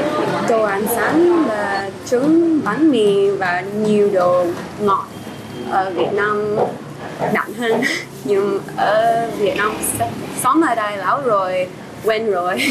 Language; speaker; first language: Vietnamese; non-native, learner; English